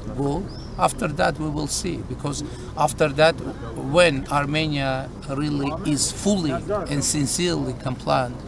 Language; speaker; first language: English; non-native, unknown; Armenian